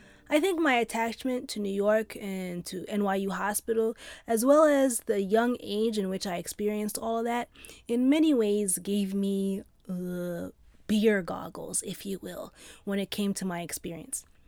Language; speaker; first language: English; early bilingual, other home language; Arabic